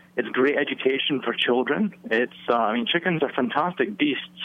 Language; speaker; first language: English; native; English